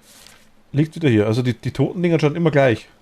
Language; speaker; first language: German; native; German